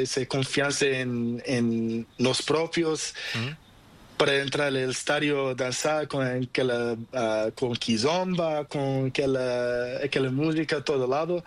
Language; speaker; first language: Spanish; non-native, learner; Portuguese